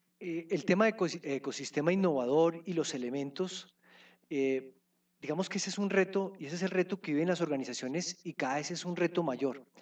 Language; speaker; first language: Spanish; native; Spanish